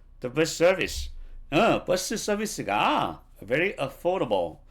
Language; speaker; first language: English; non-native, fluent; Korean